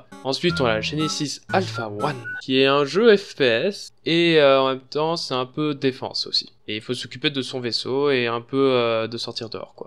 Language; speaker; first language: French; native; French